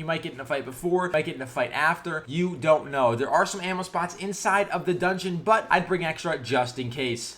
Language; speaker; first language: English; native; English